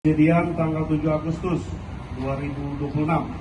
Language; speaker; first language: Indonesian; native; Indonesian